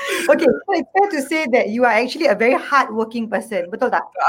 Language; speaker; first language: English; non-native, local second language; Malay